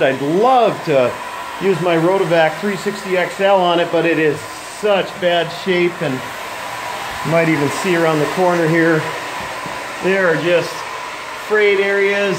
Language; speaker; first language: English; native; English